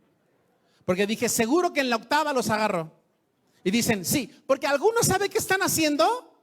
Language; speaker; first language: Spanish; native; Spanish